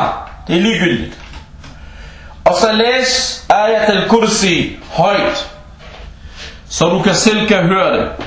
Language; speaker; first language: Danish; non-native, local second language; Arabic